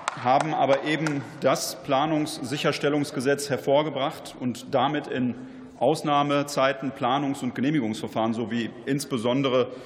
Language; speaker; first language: German; native; German